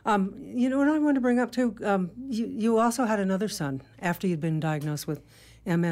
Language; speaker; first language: English; native; English